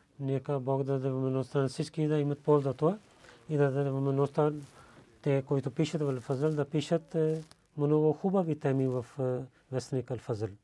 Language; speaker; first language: Bulgarian; non-native, learner; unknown